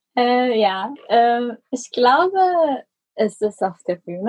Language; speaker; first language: German; non-native, fluent; Korean